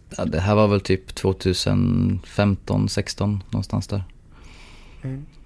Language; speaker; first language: Swedish; native; Swedish